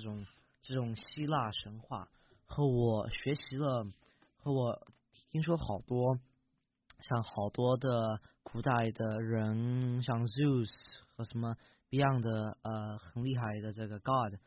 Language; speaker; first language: Chinese; early bilingual, heritage; English